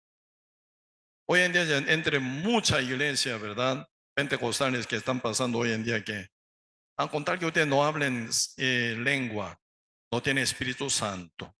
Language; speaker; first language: Spanish; non-native, learner; Korean